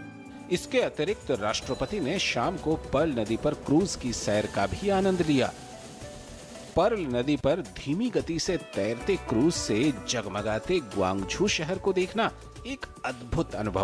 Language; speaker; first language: Hindi; native; Hindi